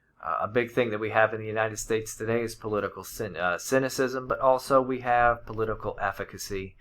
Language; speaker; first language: English; native; English